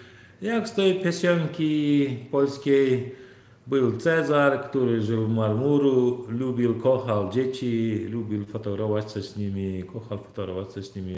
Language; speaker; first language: Polish; non-native, fluent; Turkmen